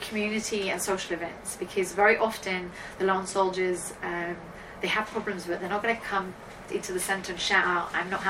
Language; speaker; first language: English; native; English